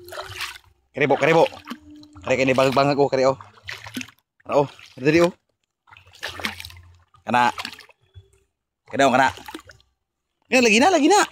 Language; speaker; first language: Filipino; non-native, local second language; Cebuano